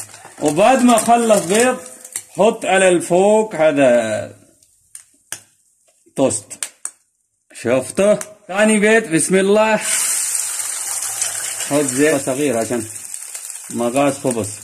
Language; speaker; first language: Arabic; non-native, learner; Urdu